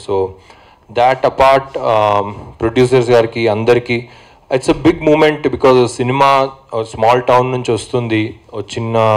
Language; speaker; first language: Telugu; native; Telugu